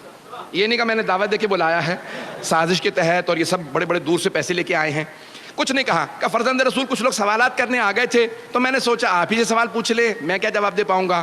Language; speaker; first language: Urdu; native; Urdu